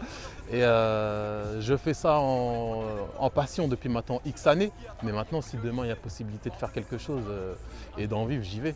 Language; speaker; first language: French; native; French